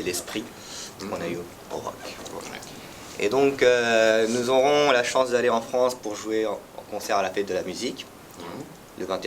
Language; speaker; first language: French; early bilingual, heritage; French